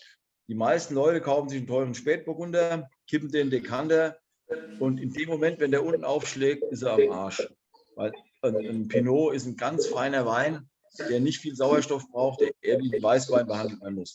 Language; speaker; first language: German; native; German